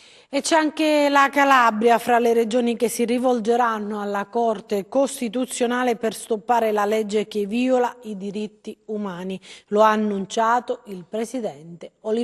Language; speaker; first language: Italian; native; Italian